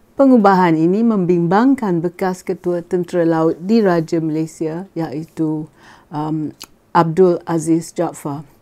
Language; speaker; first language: Malay; native; Malay